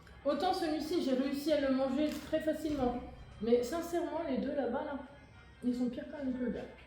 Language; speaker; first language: French; native; French